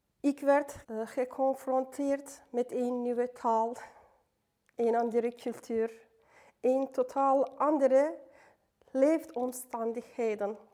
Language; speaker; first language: Dutch; non-native, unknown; Turkish